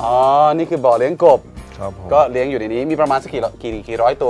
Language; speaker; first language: Thai; native; Thai